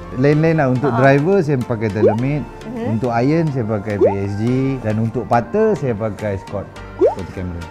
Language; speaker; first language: Malay; native; Malay